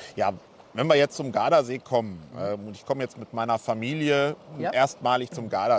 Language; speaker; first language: German; native; German